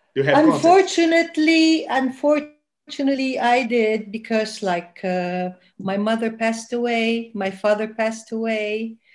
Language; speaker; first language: English; non-native, local second language; Filipino